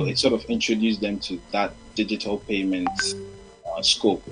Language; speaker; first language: English; non-native, local second language; Akan